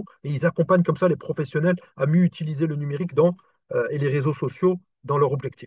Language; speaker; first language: French; native; French